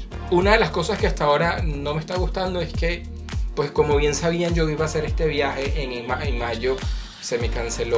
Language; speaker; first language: Spanish; native; Spanish